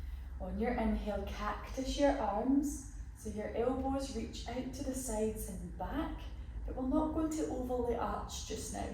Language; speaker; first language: English; native; English